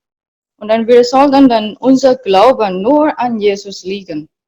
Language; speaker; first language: German; non-native, learner; Indonesian